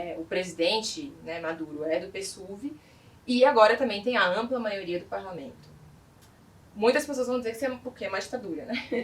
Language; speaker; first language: Portuguese; native; Portuguese